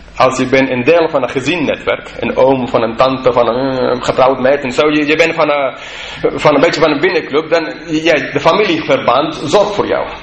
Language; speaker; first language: Dutch; non-native, fluent; English